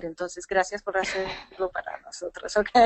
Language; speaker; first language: Spanish; non-native, fluent; English